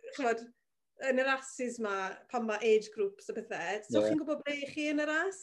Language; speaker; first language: Welsh; native; Welsh